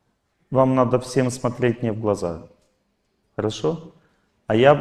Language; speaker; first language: Russian; native; Russian